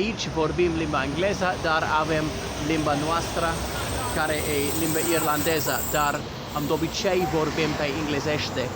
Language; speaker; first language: Romanian; non-native, learner; English